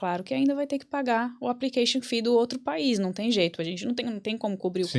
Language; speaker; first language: Portuguese; native; Portuguese